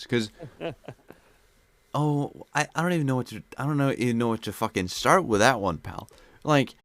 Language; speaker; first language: English; native; English